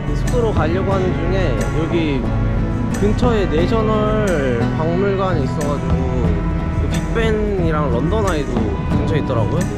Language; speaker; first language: Korean; native; Korean